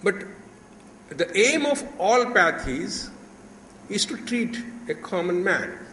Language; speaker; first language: English; non-native, local second language; Marathi